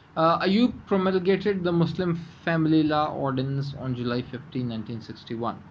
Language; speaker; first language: English; non-native, local second language; Urdu